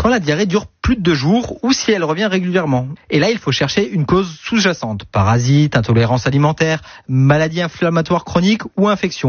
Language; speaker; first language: French; native; French